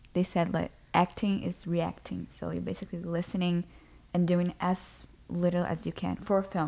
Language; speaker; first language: English; non-native, fluent; Portuguese